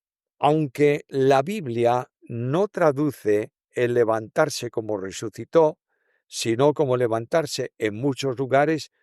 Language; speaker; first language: Spanish; native; Spanish